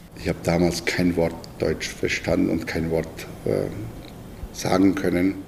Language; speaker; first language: German; non-native, fluent; Bosnian